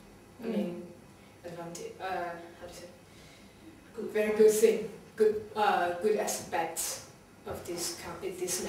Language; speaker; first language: English; non-native, learner; Chinese